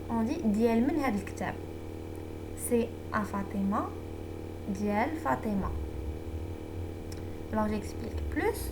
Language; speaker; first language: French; non-native, local second language; Arabic